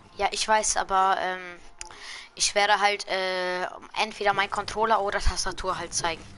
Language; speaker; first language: German; native; German